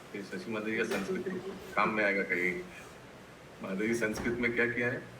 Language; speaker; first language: Hindi; non-native, local second language; Bangla